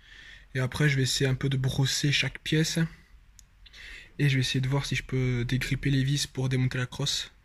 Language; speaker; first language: French; native; French